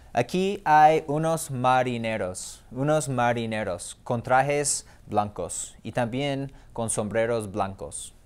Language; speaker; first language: Spanish; non-native, fluent; English